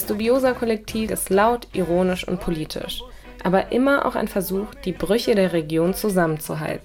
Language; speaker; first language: German; native; German